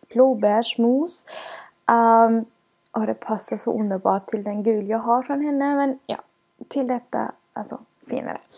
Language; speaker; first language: Swedish; non-native, fluent; German